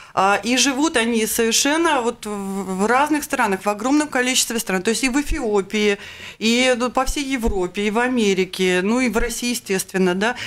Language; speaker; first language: Russian; native; Russian